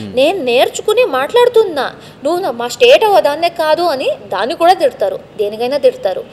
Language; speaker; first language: Telugu; non-native, local second language; Tamil